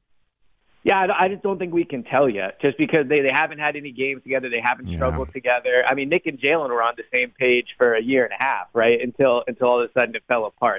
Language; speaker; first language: English; native; English